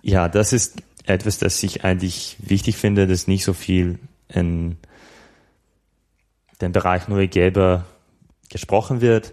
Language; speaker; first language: German; non-native, fluent; Slovak